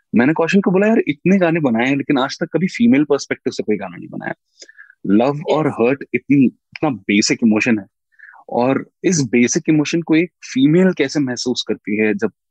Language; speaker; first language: Hindi; native; Hindi